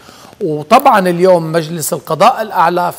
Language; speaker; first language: Arabic; native; Arabic